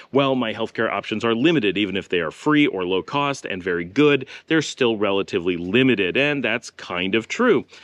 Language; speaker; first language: English; native; English